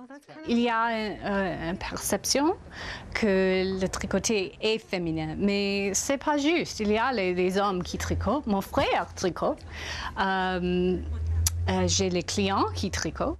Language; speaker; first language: French; non-native, fluent; English